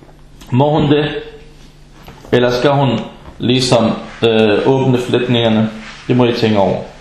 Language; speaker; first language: Danish; early bilingual, other home language; Arabic